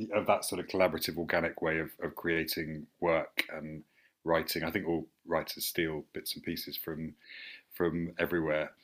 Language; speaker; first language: English; native; English